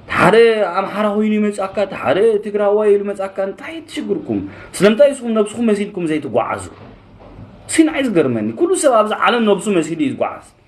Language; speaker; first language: Tigrinya; early bilingual, heritage; Tigrinya